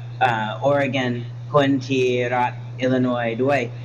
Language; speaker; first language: Thai; non-native, learner; English